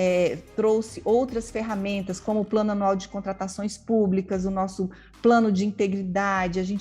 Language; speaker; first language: Portuguese; native; Portuguese